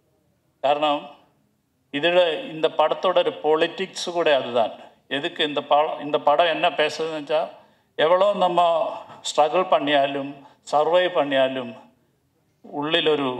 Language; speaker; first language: Tamil; non-native, learner; Malayalam